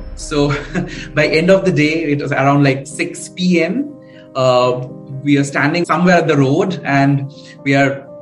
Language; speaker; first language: English; non-native, local second language; Bangla